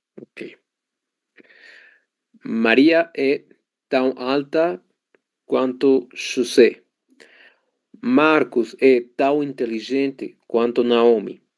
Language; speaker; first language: Portuguese; non-native, learner; Spanish